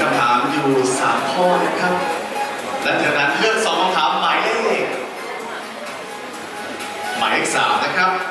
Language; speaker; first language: Thai; native; Thai